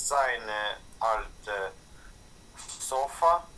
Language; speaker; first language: German; non-native, learner; Ukrainian